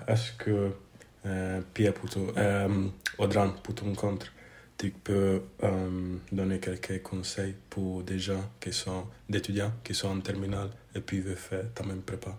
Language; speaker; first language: French; non-native, fluent; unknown